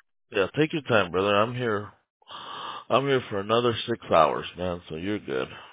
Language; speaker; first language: English; early bilingual, other home language; Spanish